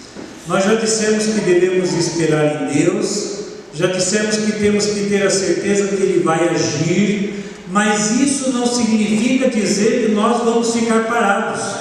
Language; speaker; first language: Portuguese; native; Portuguese